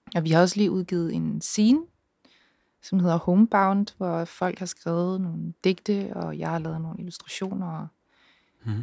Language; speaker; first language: Danish; native; Danish